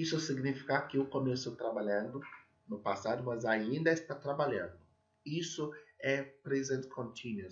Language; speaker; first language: Portuguese; non-native, fluent; English